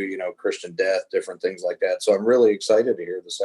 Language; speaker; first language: English; native; English